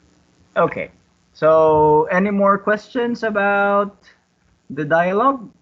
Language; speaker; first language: English; non-native, fluent; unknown